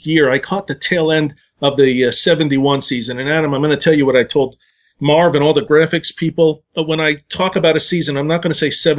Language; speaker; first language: English; native; English